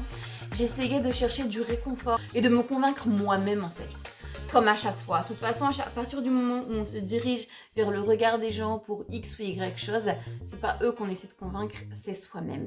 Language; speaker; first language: French; native; French